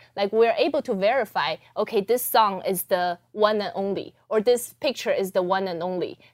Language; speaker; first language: English; early bilingual, other home language; Chinese